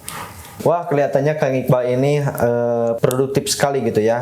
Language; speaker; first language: Indonesian; native; Indonesian